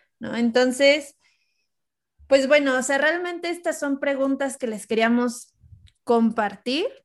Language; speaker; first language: Spanish; native; Spanish